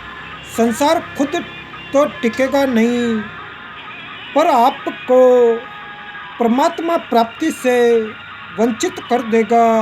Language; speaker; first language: Hindi; native; Hindi